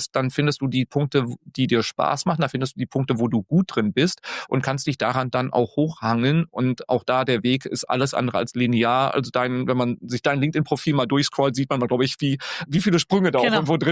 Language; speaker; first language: German; native; German